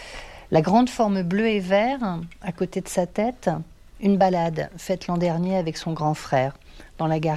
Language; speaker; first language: French; native; French